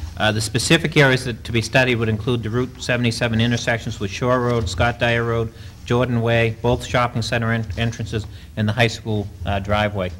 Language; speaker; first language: English; native; English